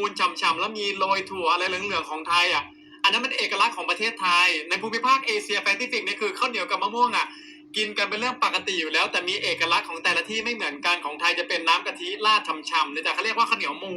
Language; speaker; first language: Thai; native; Thai